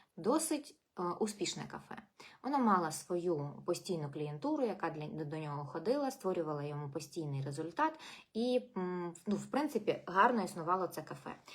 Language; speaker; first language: Ukrainian; non-native, local second language; Russian